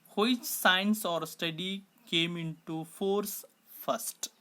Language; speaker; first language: English; non-native, local second language; Kannada